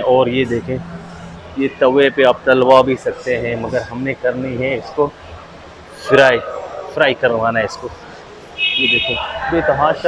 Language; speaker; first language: Hindi; native; Hindi